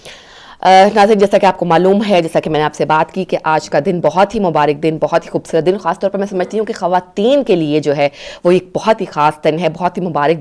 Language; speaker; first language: Urdu; native; Urdu